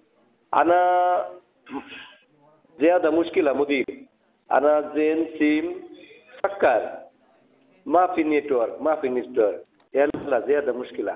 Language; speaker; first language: Arabic; non-native, learner; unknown